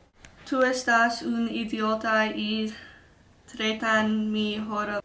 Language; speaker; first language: Spanish; non-native, learner; English